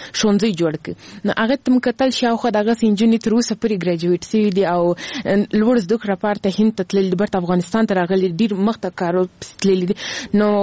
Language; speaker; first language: Pashto; early bilingual, heritage; Pashto